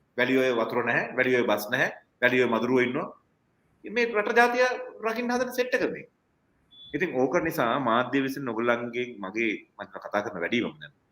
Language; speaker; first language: Sinhala; non-native, local second language; Tamil